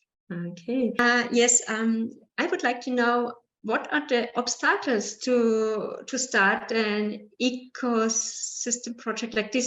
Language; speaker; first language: English; non-native, learner; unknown